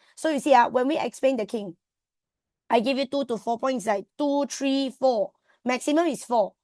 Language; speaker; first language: English; non-native, local second language; Malay